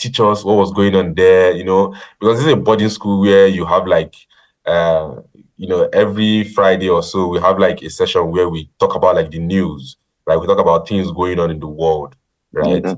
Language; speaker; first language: English; non-native, local second language; Yoruba